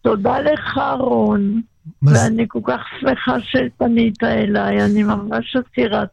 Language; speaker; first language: Hebrew; non-native, local second language; German